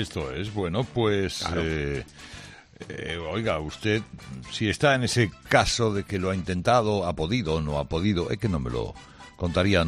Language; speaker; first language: Spanish; native; Spanish